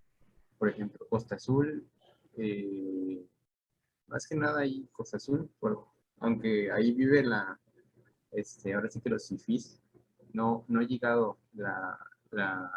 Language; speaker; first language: Spanish; native; Spanish